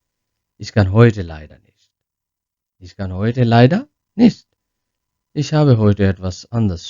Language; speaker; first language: German; non-native, learner; Urdu